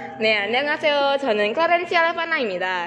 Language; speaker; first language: Korean; non-native, learner; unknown